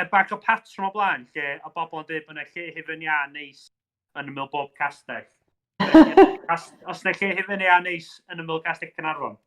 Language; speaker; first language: Welsh; native; Welsh